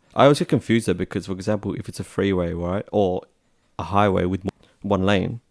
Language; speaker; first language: English; native; English